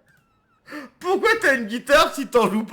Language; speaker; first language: French; native; French